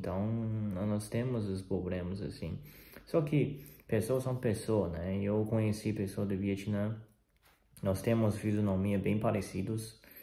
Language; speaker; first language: Portuguese; non-native, fluent; Chinese